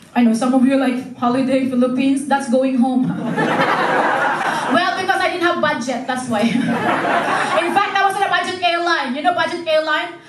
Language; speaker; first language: English; non-native, local second language; Filipino